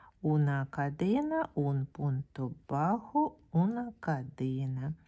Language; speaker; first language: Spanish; non-native, fluent; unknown